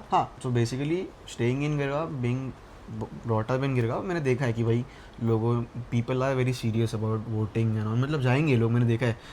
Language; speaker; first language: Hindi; non-native, local second language; Marathi